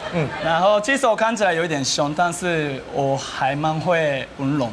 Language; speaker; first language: Chinese; non-native, fluent; Japanese